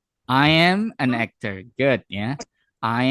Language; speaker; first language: English; non-native, fluent; Indonesian